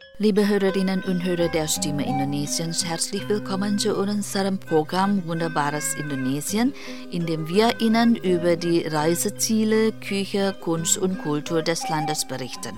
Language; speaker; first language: German; non-native, fluent; Indonesian